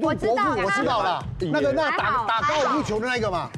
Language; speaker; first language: Chinese; native; Chinese